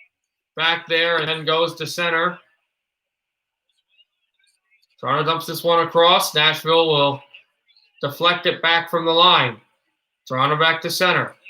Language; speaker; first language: English; native; English